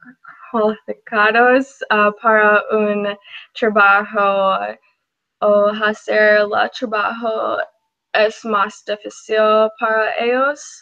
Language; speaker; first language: Spanish; non-native, learner; English